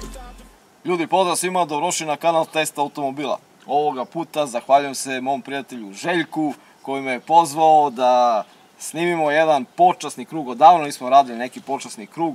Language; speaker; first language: Serbian; native; Serbian